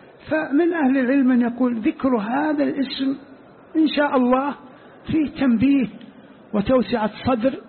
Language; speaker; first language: Arabic; native; Arabic